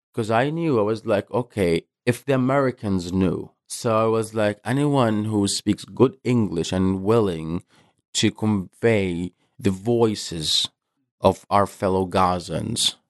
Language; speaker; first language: English; non-native, fluent; Arabic